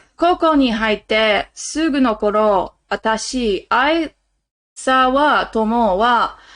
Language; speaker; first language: Japanese; non-native, learner; English